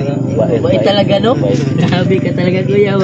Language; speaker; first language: Filipino; non-native, local second language; Cebuano